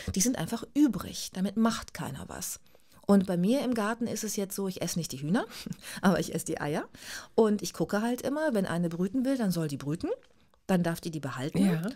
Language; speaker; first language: German; native; German